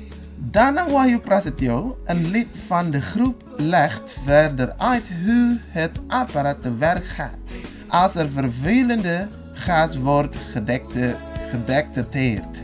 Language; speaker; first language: Dutch; non-native, fluent; Indonesian